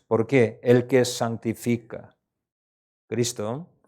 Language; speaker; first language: Spanish; non-native, learner; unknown